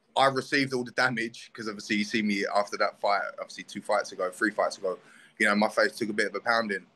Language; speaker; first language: English; native; English